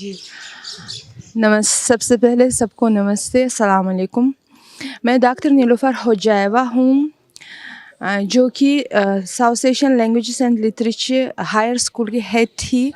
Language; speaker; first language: Hindi; non-native, fluent; Uzbek